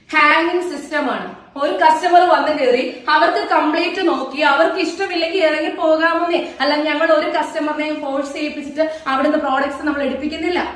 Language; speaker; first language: Malayalam; native; Malayalam